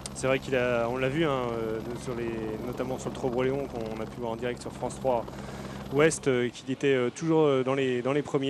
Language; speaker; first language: French; native; French